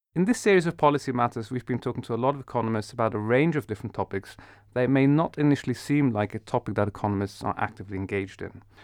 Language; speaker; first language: English; non-native, fluent; Dutch